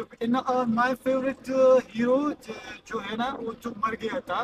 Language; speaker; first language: Hindi; non-native, learner; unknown